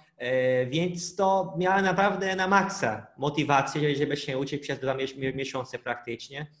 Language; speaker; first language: Polish; non-native, fluent; Portuguese